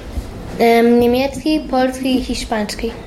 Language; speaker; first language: Polish; early bilingual, heritage; Polish